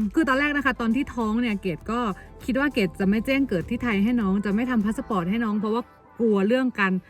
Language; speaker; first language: Thai; native; Thai